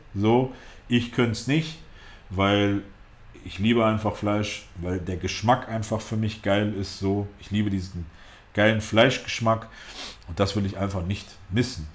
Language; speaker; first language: German; early bilingual, other home language; Russian